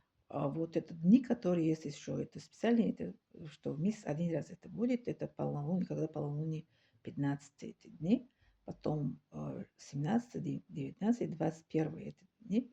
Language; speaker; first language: Russian; non-native, learner; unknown